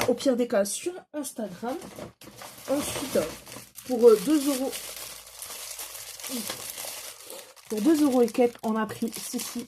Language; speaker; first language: French; native; French